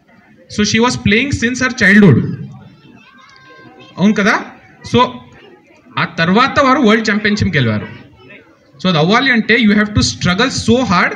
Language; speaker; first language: Telugu; non-native, learner; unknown